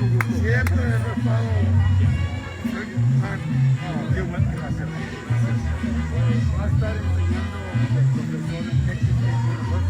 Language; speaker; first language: Spanish; early bilingual, heritage; Spanish